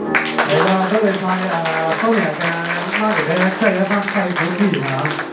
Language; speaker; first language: Cantonese; native; Cantonese